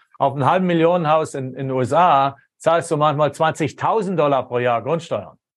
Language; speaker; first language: German; native; German